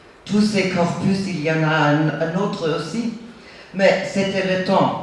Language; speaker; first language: French; non-native, fluent; German